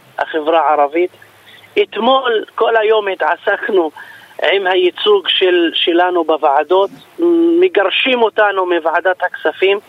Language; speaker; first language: Hebrew; non-native, local second language; Arabic